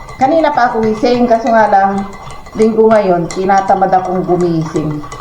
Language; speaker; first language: Filipino; non-native, local second language; Pangasinan